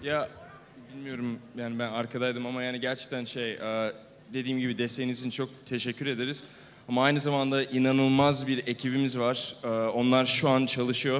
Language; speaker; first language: Turkish; early bilingual, heritage; Turkish